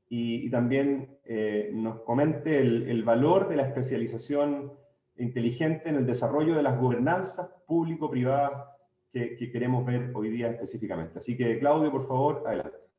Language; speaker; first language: Spanish; native; Spanish